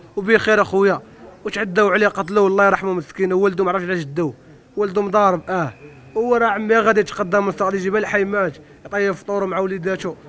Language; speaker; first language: Arabic; native; Arabic